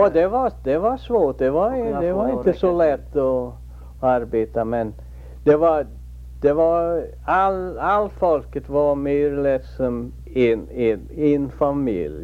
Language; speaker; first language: Swedish; early bilingual, heritage; Swedish